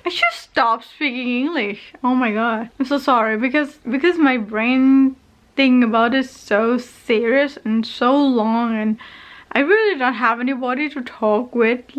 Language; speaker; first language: English; non-native, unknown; Thai